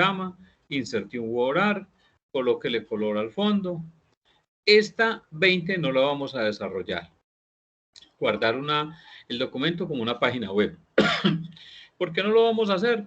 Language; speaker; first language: Spanish; native; Spanish